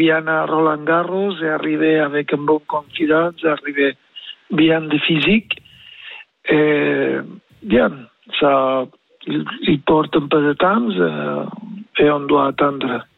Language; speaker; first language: French; non-native, learner; Spanish